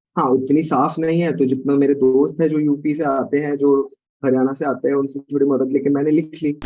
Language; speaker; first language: Hindi; non-native, local second language; Sindhi